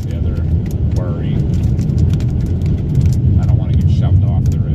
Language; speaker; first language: English; native; English